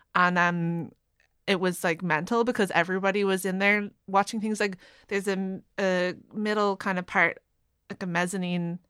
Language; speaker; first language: English; native; English